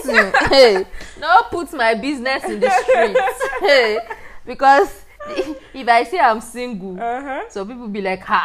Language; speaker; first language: English; non-native, local second language; Yoruba